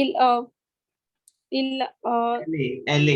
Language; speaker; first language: French; non-native, learner; Hindi